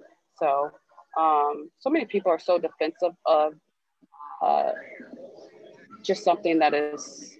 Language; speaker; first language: English; native; English